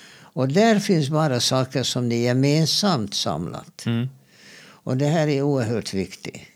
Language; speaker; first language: Swedish; non-native, fluent; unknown